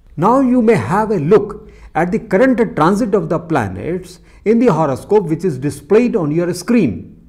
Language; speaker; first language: English; non-native, local second language; Hindi